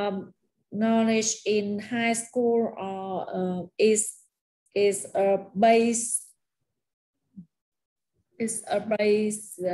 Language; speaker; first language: English; non-native, learner; Vietnamese